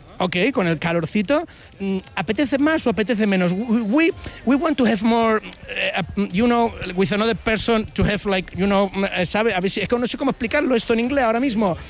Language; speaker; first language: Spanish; native; Spanish